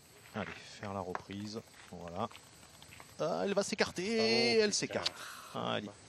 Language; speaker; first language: French; native; French